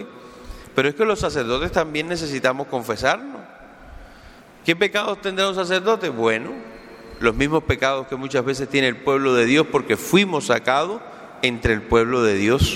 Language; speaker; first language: Spanish; native; Spanish